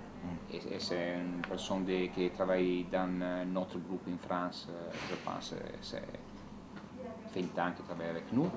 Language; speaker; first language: French; non-native, learner; Italian